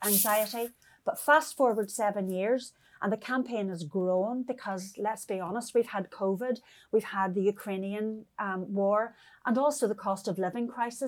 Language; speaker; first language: English; native; English